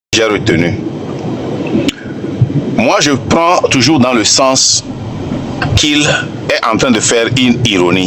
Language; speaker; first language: French; non-native, local second language; Ewe